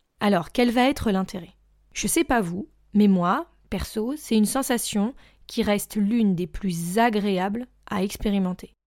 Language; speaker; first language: French; native; French